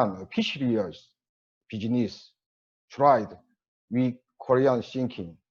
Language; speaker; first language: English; non-native, learner; Korean